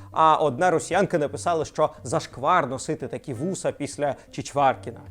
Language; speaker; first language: Ukrainian; non-native, local second language; Russian